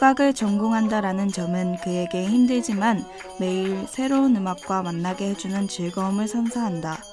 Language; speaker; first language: Korean; native; Korean